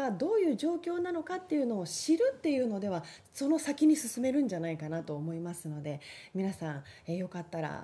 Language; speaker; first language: Japanese; native; Japanese